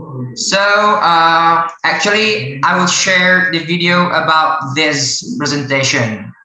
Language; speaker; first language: English; non-native, learner; Indonesian